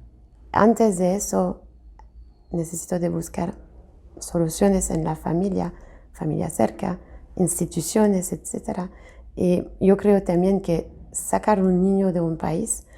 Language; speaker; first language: Spanish; non-native, fluent; French